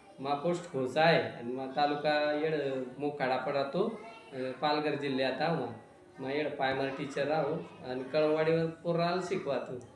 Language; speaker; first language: Marathi; non-native, local second language; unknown